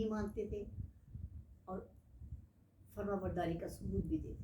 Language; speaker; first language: Urdu; native; Urdu